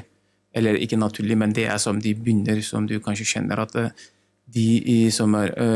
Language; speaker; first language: Norwegian; non-native, learner; Turkish